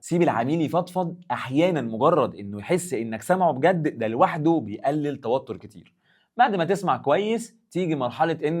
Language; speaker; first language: Arabic; native; Arabic